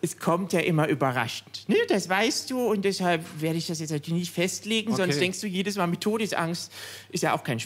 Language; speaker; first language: German; native; German